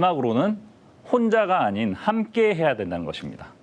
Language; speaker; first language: Korean; native; Korean